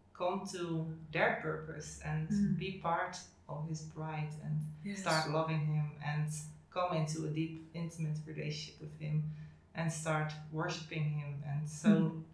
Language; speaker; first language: English; non-native, fluent; Dutch